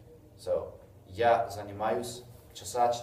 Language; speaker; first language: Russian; non-native, fluent; English